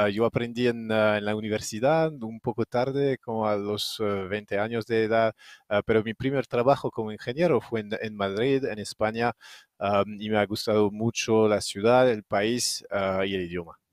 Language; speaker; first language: Spanish; non-native, fluent; French